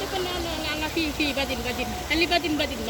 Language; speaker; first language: Arabic; non-native, learner; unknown